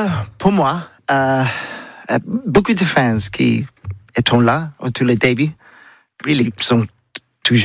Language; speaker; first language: French; non-native, learner; English